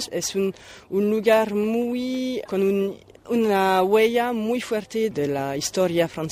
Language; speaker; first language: Spanish; non-native, fluent; French